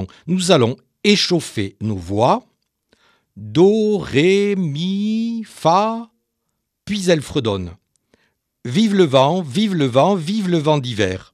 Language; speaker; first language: French; native; French